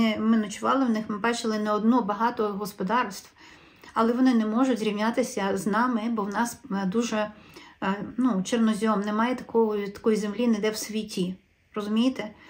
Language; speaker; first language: Ukrainian; native; Ukrainian